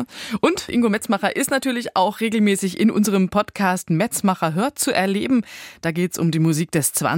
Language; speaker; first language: German; native; German